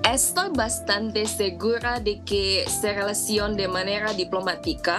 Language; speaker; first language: Spanish; non-native, learner; Indonesian